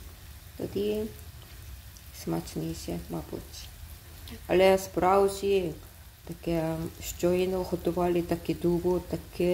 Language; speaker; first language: Ukrainian; non-native, learner; Korean